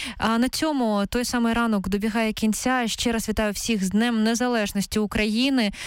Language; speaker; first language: Ukrainian; native; Ukrainian